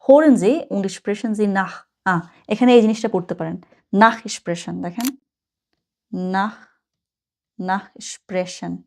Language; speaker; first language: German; non-native, learner; Bangla